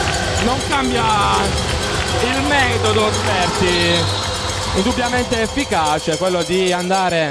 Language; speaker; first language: Italian; native; Italian